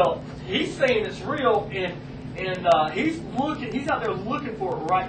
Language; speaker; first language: English; native; English